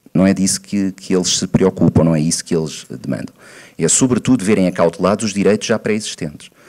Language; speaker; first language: Portuguese; native; Portuguese